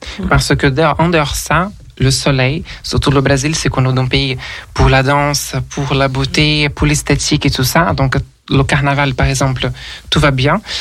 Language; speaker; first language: French; non-native, fluent; Portuguese